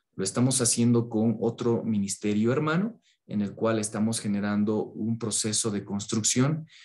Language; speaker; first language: Spanish; native; Spanish